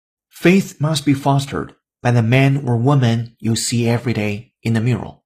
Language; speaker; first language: English; non-native, fluent; Chinese